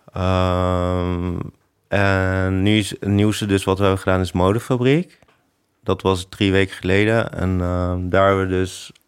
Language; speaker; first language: Dutch; native; Dutch